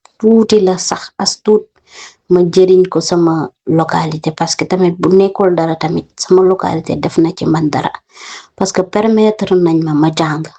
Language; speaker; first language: Wolof; non-native, local second language; Serer